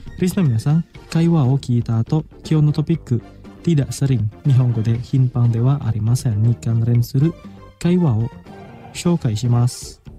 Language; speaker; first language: Japanese; non-native, fluent; Indonesian